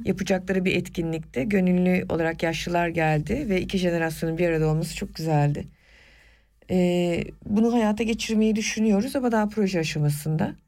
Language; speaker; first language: Turkish; non-native, local second language; Kurdish